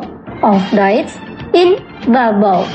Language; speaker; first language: German; non-native, fluent; Indonesian